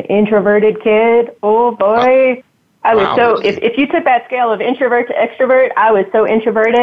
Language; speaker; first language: English; native; English